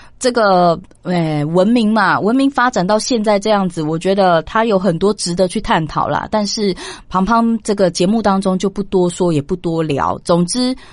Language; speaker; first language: Chinese; native; Chinese